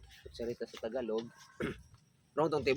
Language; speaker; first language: Filipino; non-native, local second language; Cebuano